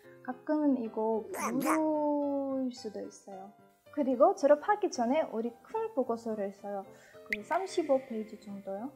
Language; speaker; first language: Korean; non-native, fluent; Russian